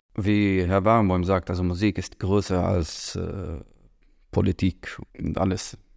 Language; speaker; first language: German; non-native, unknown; Arabic